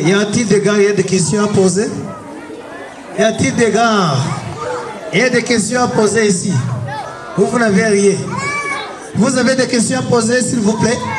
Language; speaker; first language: French; non-native, learner; Kinyarwanda